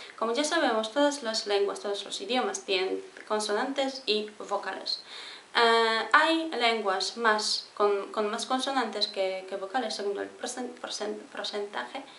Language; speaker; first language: Spanish; non-native, fluent; Polish